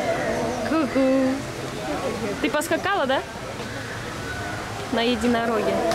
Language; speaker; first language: Russian; native; Russian